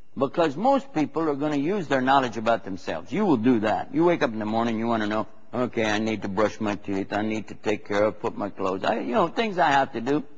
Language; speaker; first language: English; native; English